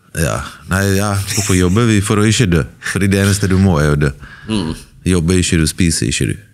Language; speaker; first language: Norwegian; early bilingual, other home language; Bosnian